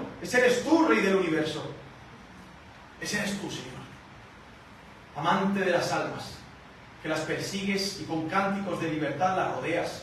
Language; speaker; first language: Spanish; native; Spanish